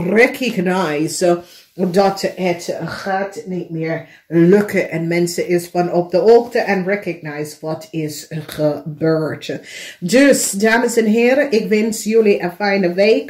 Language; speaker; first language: Dutch; non-native, learner; English